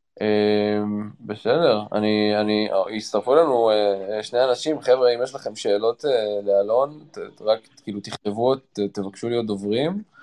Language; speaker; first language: Hebrew; native; Hebrew